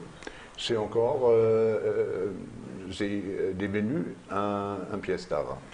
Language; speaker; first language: French; non-native, learner; German